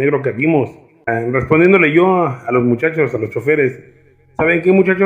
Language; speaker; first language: Spanish; native; Spanish